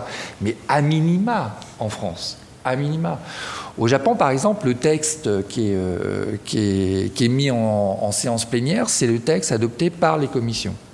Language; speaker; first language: French; native; French